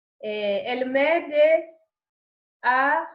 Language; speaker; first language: French; non-native, learner; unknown